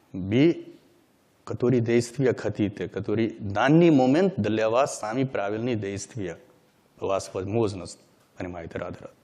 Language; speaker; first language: Russian; non-native, learner; Hindi